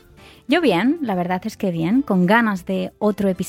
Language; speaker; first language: Spanish; native; Spanish